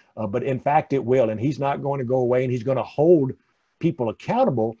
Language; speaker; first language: English; native; English